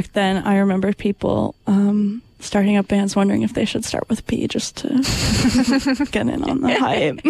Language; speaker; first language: English; native; English